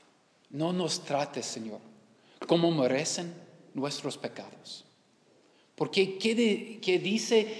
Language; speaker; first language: Spanish; non-native, learner; English